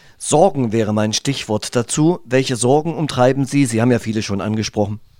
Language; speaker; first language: German; native; German